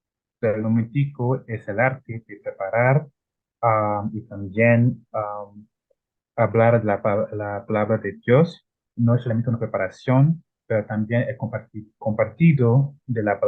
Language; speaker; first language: Spanish; non-native, learner; Italian